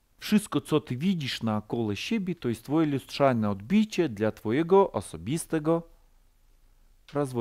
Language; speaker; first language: Polish; non-native, fluent; Ukrainian